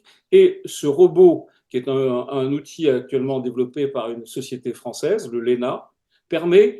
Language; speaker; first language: French; native; French